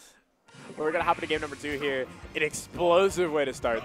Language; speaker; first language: English; native; English